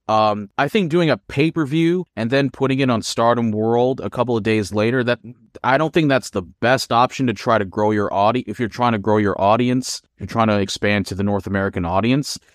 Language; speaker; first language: English; non-native, local second language; Filipino